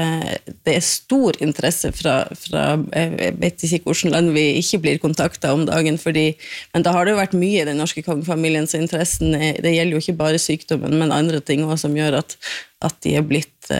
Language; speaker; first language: Norwegian; native; Norwegian